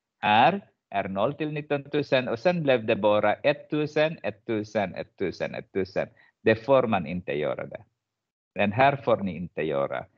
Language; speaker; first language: Swedish; non-native, fluent; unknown